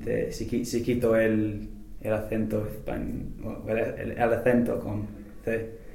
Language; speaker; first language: Spanish; non-native, fluent; English